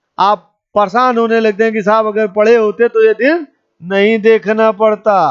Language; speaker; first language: Hindi; native; Hindi